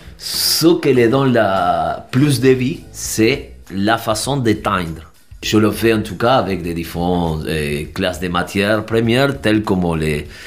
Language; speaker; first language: French; non-native, fluent; Spanish